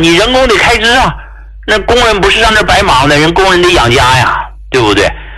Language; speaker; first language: Chinese; native; Chinese